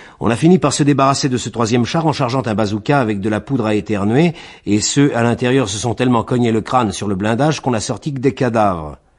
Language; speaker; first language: French; native; French